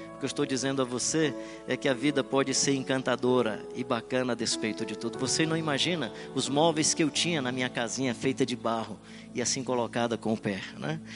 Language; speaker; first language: Portuguese; native; Portuguese